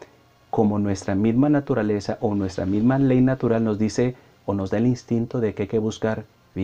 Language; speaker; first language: Spanish; native; Spanish